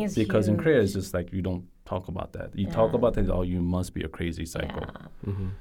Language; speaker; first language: English; native; English